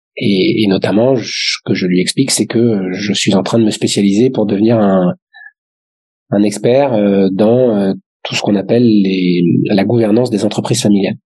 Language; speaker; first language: French; native; French